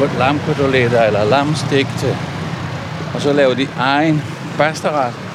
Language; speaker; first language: Danish; non-native, fluent; Italian